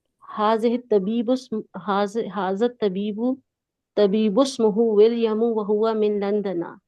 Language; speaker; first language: Arabic; non-native, learner; Urdu